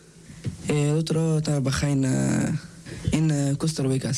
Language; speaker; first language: Spanish; non-native, learner; Arabic